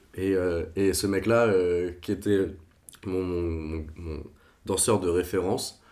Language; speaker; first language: French; non-native, fluent; Portuguese